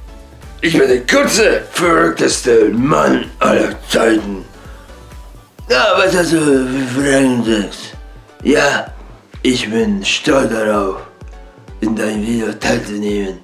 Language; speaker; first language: German; non-native, learner; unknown